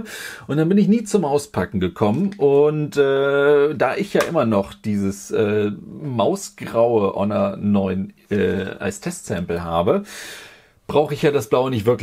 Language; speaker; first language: German; native; German